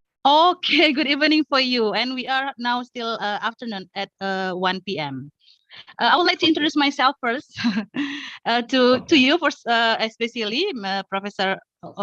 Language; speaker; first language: English; non-native, fluent; Indonesian